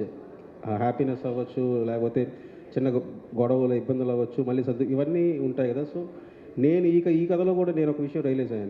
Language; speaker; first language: Telugu; native; Telugu